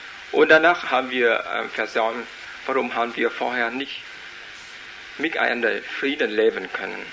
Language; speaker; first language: German; non-native, learner; Vietnamese